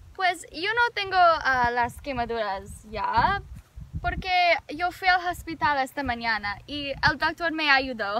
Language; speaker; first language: Spanish; non-native, learner; English